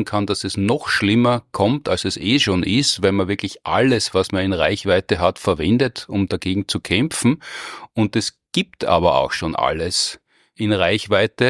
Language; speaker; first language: German; native; German